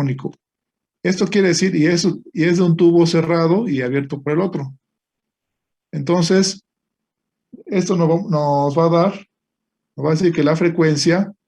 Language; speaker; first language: Spanish; native; Spanish